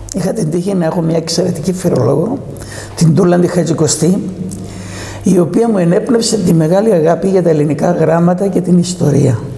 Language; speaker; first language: Greek; native; Greek